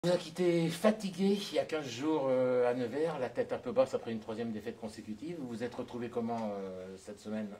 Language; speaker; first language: French; native; French